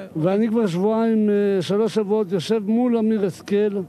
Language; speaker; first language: Hebrew; native; Hebrew